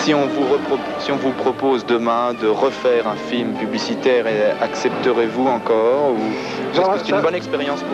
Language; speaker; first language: French; native; French